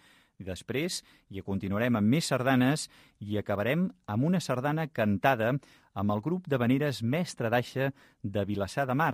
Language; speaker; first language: Catalan; native; Catalan